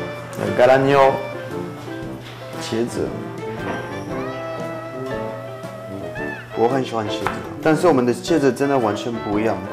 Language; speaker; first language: Chinese; non-native, fluent; French